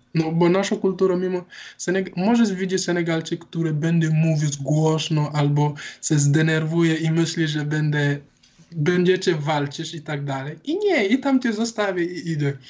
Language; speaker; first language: Polish; non-native, learner; Wolof